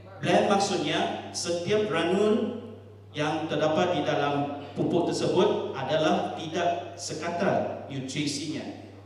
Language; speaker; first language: Malay; non-native, local second language; Chinese